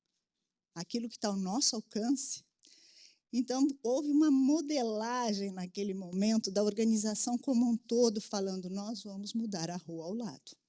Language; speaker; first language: Portuguese; native; Portuguese